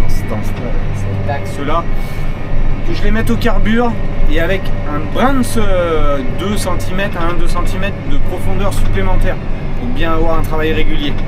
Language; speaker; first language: French; native; French